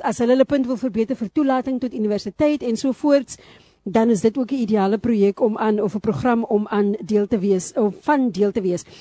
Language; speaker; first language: Afrikaans; early bilingual, heritage; Afrikaans